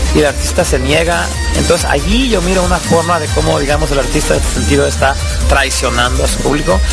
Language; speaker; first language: Spanish; native; Spanish